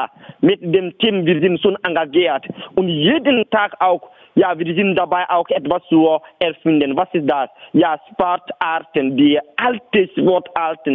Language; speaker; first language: German; non-native, learner; Bambara